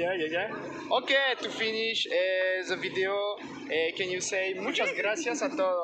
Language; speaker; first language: English; non-native, learner; French